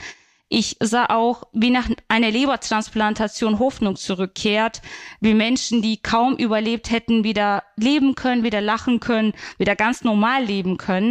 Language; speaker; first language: German; non-native, fluent; Turkish